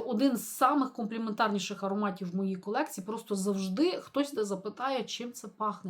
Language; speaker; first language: Ukrainian; native; Ukrainian